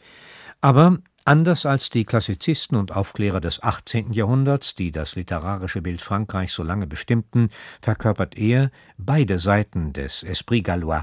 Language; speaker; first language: German; native; German